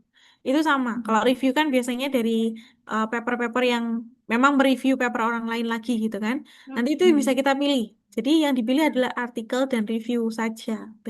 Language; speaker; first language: Indonesian; native; Indonesian